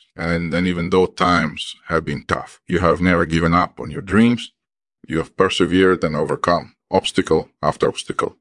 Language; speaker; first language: English; early bilingual, other home language; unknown